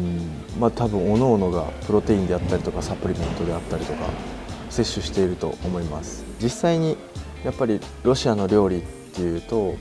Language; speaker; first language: Japanese; native; Japanese